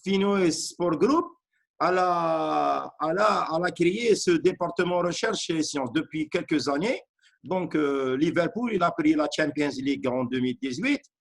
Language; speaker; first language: French; non-native, local second language; Arabic